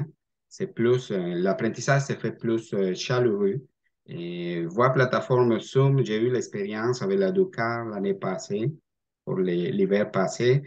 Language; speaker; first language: French; non-native, fluent; Spanish